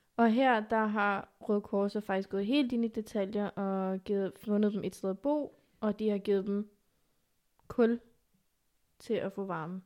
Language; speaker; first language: Danish; early bilingual, other home language; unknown